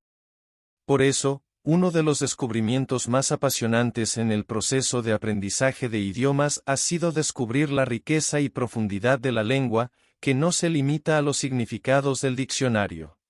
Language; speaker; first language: Spanish; non-native, fluent; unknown